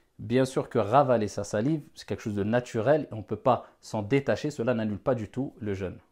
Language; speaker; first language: French; non-native, local second language; Wolof